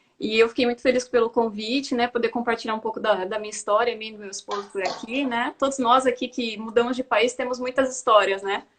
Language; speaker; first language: Portuguese; native; Portuguese